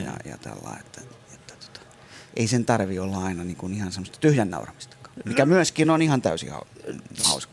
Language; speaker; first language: Finnish; native; Finnish